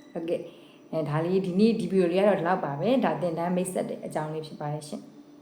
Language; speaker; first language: Burmese; native; Burmese